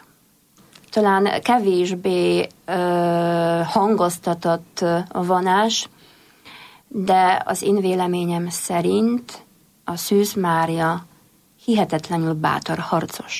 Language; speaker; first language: Hungarian; non-native, fluent; Polish